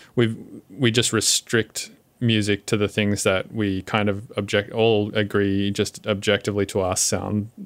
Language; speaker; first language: English; native; English